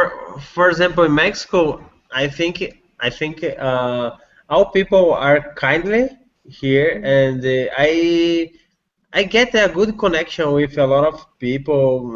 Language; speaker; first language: English; non-native, learner; Portuguese